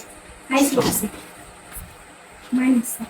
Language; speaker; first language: Korean; non-native, learner; Bangla